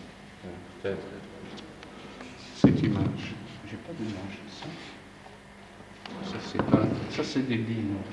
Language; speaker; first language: French; non-native, fluent; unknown